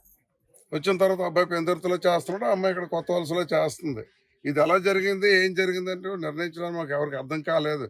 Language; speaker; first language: Telugu; native; Telugu